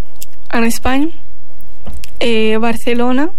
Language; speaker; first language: French; non-native, learner; Spanish